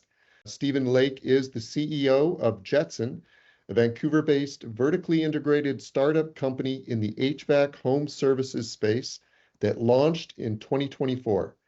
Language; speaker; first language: English; native; English